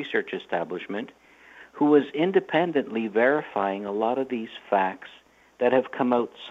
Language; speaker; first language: English; native; English